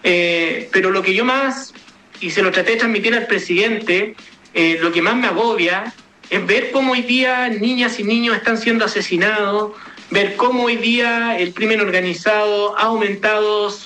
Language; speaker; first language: Spanish; native; Spanish